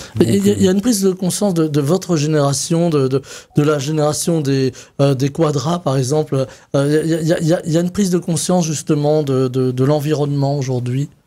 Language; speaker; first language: French; native; French